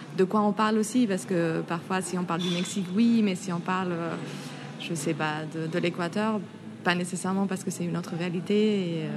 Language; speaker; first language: French; non-native, fluent; Spanish